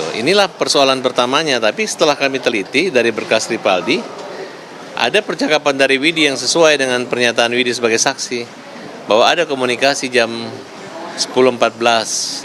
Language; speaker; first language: Indonesian; native; Indonesian